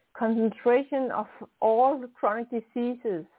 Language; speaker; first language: English; non-native, fluent; Danish